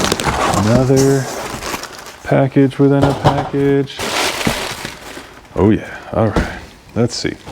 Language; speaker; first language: English; native; English